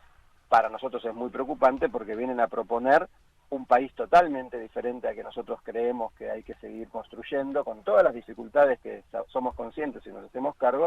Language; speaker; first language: Spanish; native; Spanish